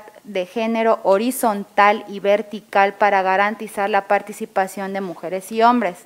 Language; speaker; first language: Spanish; native; Spanish